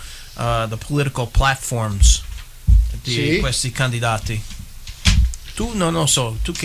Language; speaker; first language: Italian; early bilingual, heritage; English